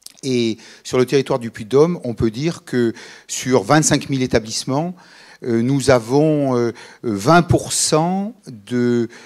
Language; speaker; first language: French; native; French